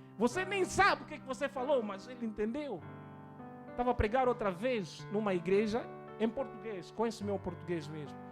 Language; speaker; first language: Portuguese; native; Portuguese